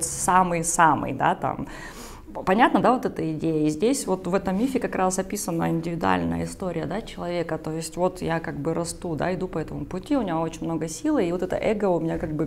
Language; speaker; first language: Russian; native; Russian